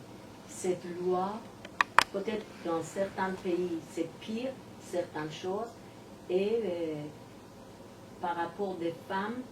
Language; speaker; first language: French; non-native, learner; Persian